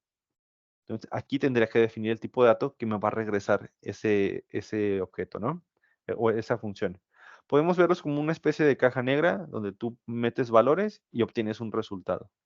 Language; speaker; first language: Spanish; native; Spanish